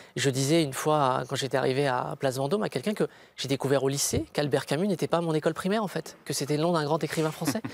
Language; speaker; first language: French; native; French